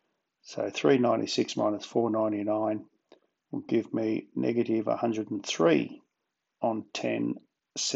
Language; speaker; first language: English; native; English